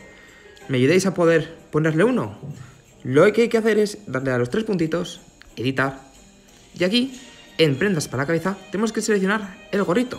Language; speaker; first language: Spanish; native; Spanish